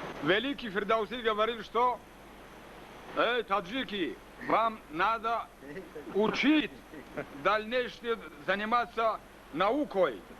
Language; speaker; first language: Russian; non-native, learner; Tajik